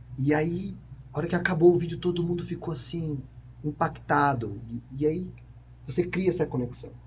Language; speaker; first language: Portuguese; native; Portuguese